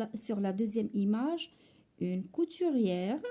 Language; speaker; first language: French; non-native, local second language; Arabic